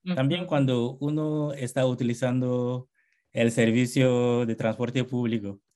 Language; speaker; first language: Spanish; non-native, fluent; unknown